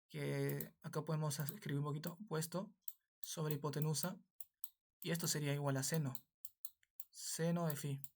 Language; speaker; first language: Spanish; native; Spanish